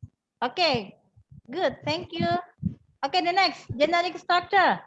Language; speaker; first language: English; non-native, learner; Indonesian